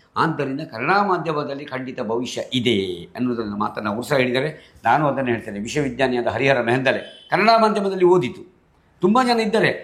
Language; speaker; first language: Kannada; non-native, local second language; Marathi